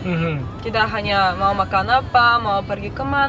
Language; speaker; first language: Indonesian; non-native, fluent; Bulgarian